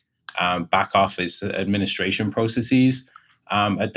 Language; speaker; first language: English; native; English